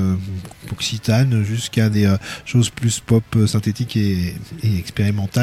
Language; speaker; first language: French; native; French